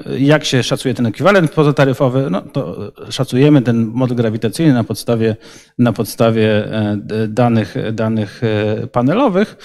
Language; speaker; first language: Polish; native; Polish